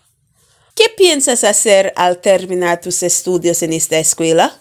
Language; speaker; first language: Spanish; non-native, fluent; English